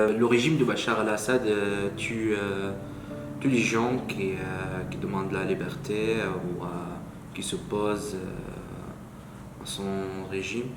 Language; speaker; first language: French; non-native, learner; Arabic